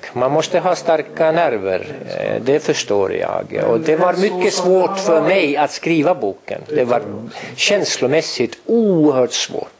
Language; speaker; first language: Swedish; non-native, fluent; Estonian